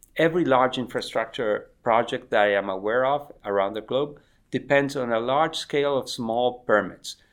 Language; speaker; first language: English; non-native, fluent; Spanish